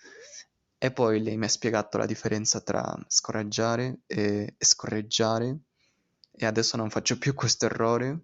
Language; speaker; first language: Italian; non-native, fluent; Spanish